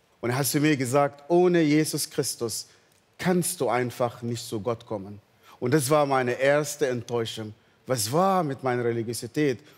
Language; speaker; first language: German; non-native, fluent; Arabic